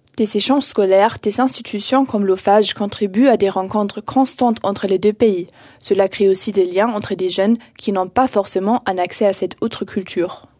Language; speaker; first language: French; native; French